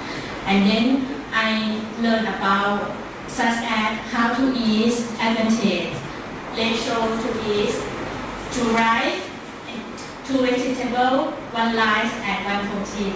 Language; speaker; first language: English; non-native, learner; Thai